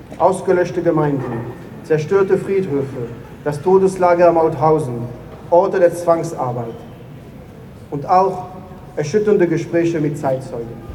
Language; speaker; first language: German; non-native, fluent; Hebrew